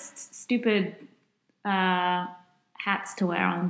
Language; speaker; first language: English; native; English